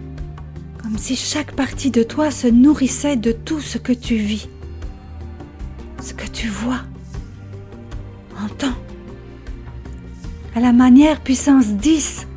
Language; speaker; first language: French; native; French